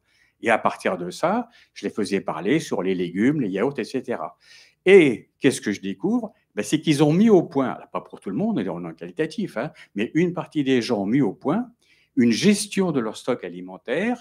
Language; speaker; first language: French; native; French